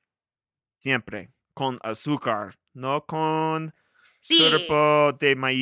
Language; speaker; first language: Spanish; non-native, learner; English